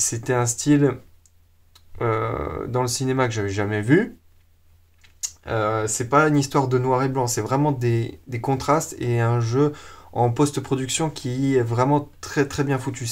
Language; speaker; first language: French; native; French